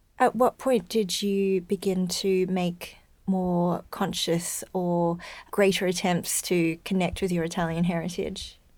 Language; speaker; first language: English; native; English